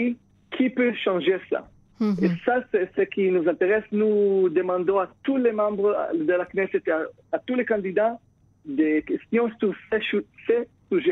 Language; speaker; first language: French; non-native, fluent; Hebrew